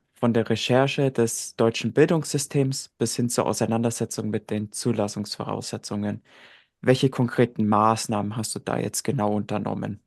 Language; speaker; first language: German; native; German